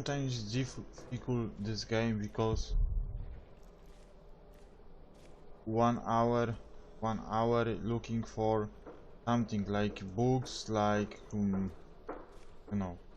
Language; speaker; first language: English; non-native, learner; Polish